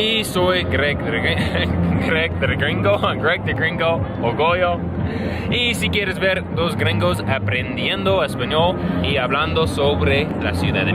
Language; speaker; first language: Spanish; non-native, learner; English